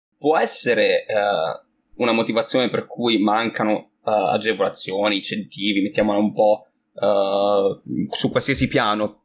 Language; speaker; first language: Italian; native; Italian